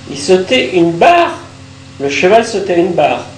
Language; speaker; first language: French; native; French